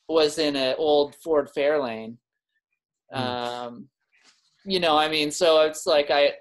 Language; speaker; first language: English; native; English